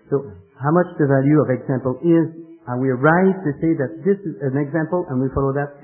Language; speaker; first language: English; non-native, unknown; French